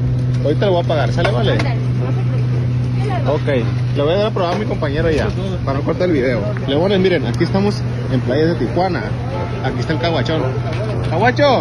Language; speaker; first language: Spanish; native; Spanish